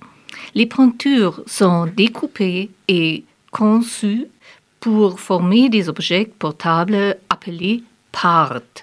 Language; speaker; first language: French; non-native, learner; German